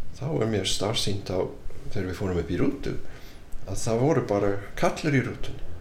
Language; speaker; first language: Icelandic; non-native, fluent; English